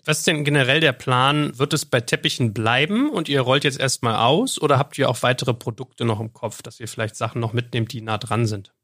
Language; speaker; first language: German; native; German